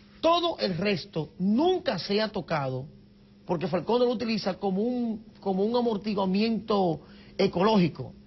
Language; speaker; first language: Spanish; native; Spanish